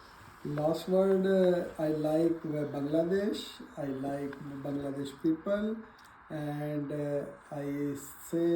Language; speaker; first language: English; non-native, learner; Urdu